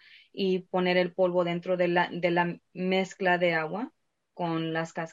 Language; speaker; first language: Spanish; early bilingual, heritage; Spanish